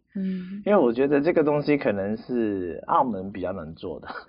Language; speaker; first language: Chinese; non-native, local second language; Cantonese